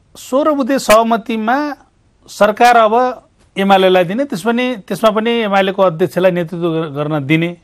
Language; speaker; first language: Nepali; native; Nepali